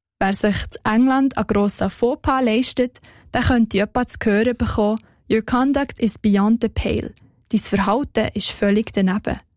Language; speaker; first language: German; native; German